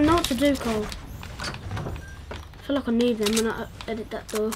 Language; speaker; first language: English; native; English